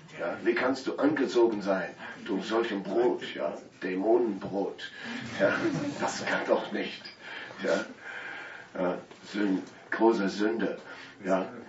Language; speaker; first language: German; non-native, fluent; Dutch